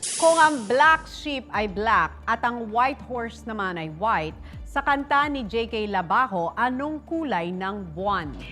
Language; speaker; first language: Filipino; native; Filipino